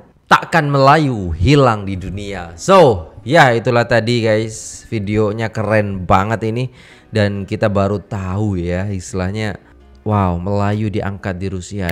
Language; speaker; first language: Indonesian; native; Indonesian